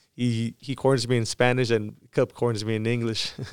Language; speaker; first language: English; early bilingual, other home language; Spanish